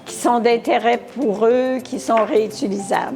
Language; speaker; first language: French; native; French